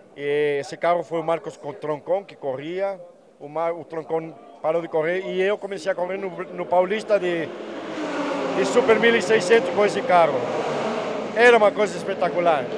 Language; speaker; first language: Portuguese; non-native, fluent; Spanish